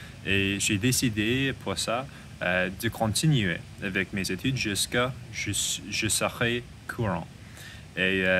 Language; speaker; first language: French; non-native, learner; English